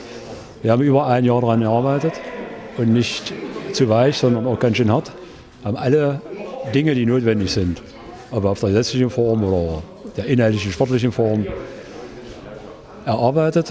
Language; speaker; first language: German; native; German